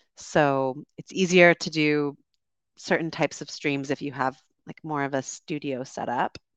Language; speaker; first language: English; native; English